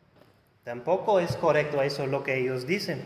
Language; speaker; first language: Spanish; non-native, fluent; German